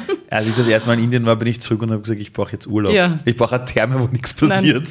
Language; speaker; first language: German; early bilingual, other home language; Persian